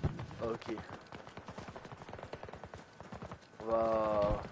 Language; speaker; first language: French; native; French